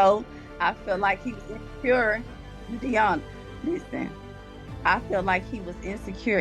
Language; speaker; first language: English; native; English